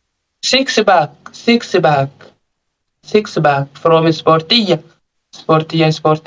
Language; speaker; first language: Arabic; non-native, learner; Oromo